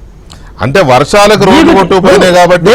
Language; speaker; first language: Telugu; native; Telugu